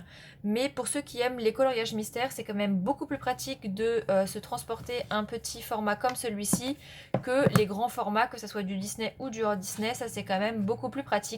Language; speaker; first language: French; native; French